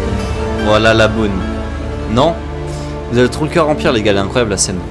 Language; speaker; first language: French; native; French